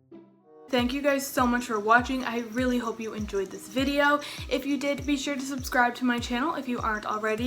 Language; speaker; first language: English; native; English